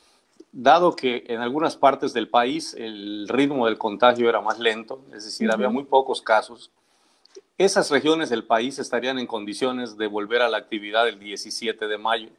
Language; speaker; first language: Spanish; native; Spanish